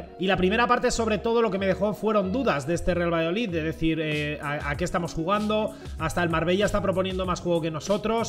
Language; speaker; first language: Spanish; native; Spanish